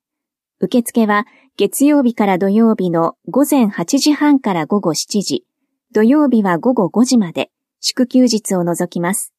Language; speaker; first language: Japanese; native; Japanese